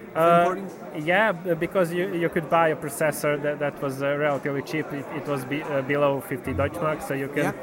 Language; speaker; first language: English; non-native, fluent; Serbian